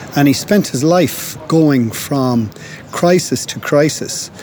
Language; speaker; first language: English; native; English